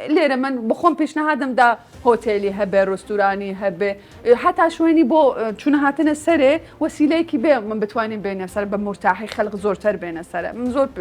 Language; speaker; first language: Central Kurdish; non-native, local second language; Southern Kurdish